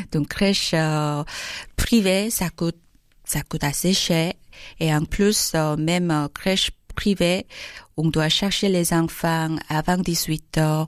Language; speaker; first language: French; non-native, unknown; Korean